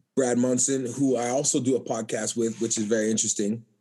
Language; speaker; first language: English; native; English